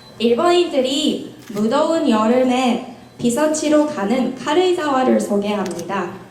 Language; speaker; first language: Korean; non-native, fluent; Japanese